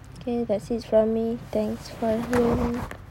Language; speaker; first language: English; non-native, learner; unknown